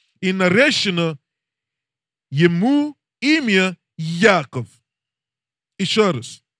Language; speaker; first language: Russian; non-native, learner; English